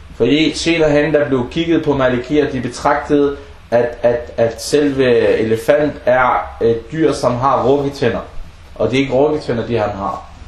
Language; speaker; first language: Danish; early bilingual, other home language; Arabic